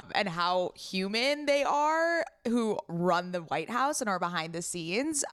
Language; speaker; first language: English; native; English